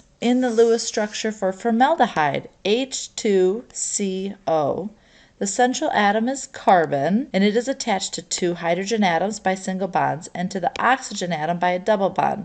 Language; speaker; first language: English; native; English